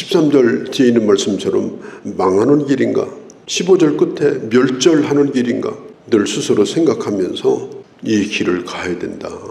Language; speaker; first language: Korean; native; Korean